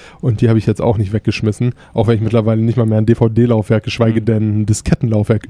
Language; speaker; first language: German; native; German